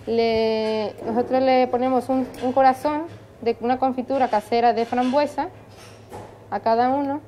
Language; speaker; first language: Spanish; native; Spanish